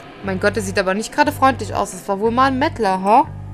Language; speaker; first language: German; native; German